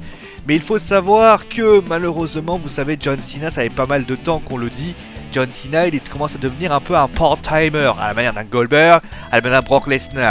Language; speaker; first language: French; native; French